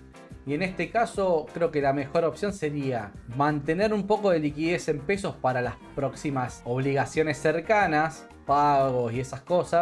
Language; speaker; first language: Spanish; native; Spanish